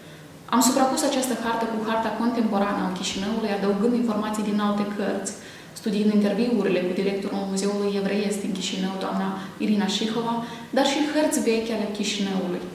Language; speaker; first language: Romanian; native; Romanian